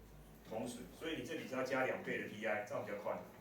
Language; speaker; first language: Chinese; native; Chinese